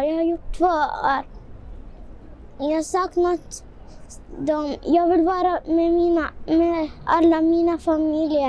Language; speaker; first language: Swedish; non-native, learner; Tigrinya